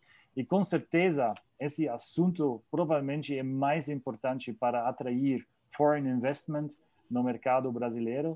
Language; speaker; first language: Portuguese; non-native, learner; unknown